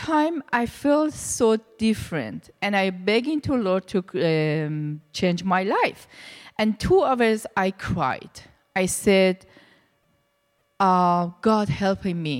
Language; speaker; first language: English; non-native, learner; Persian